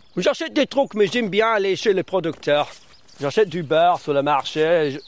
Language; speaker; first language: French; early bilingual, other home language; English